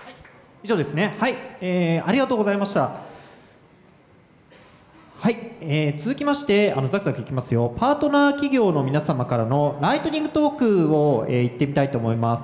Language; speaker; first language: Japanese; native; Japanese